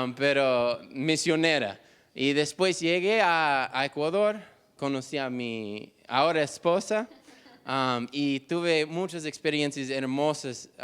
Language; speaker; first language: Spanish; non-native, fluent; English